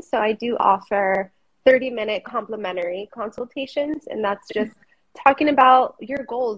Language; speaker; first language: English; early bilingual, other home language; Spanish